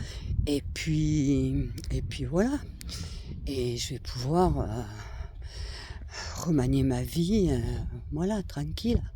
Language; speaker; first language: French; native; French